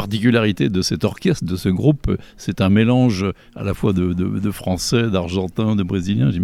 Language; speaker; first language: French; native; French